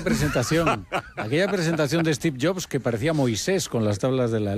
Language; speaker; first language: Spanish; native; Spanish